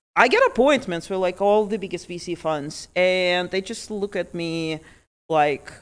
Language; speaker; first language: English; early bilingual, other home language; Russian